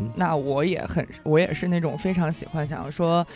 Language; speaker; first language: Chinese; native; Chinese